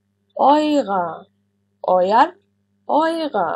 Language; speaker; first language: German; non-native, fluent; Arabic